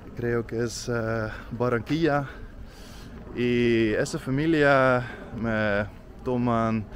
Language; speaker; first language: Spanish; non-native, fluent; Dutch